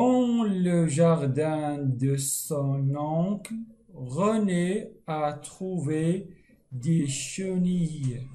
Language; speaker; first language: French; non-native, fluent; Arabic